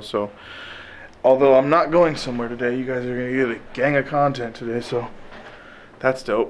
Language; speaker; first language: English; native; English